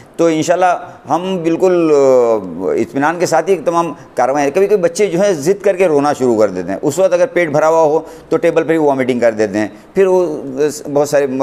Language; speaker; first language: Hindi; non-native, local second language; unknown